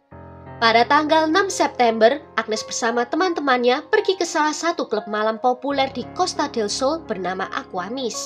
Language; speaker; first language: Indonesian; native; Indonesian